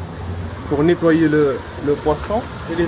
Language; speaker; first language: French; non-native, local second language; Arabic